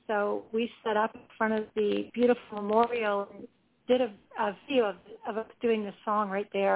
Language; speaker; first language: English; native; English